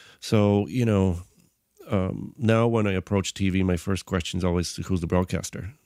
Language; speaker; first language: English; non-native, fluent; Bulgarian